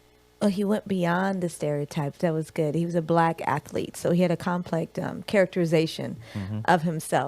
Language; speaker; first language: English; native; English